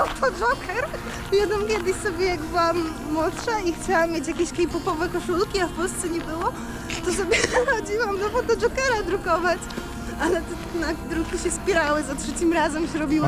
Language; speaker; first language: Polish; native; Polish